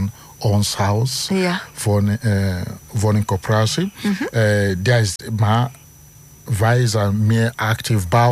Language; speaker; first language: Dutch; non-native, fluent; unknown